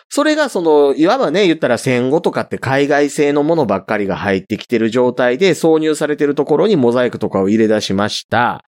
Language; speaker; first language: Japanese; native; Japanese